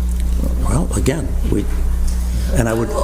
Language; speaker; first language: English; native; English